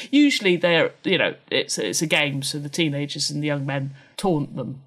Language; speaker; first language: English; native; English